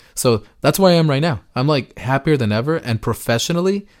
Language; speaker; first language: English; early bilingual, other home language; Spanish